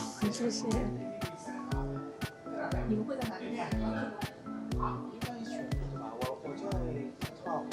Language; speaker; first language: Chinese; non-native, learner; Thai